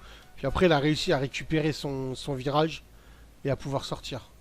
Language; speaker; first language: French; native; French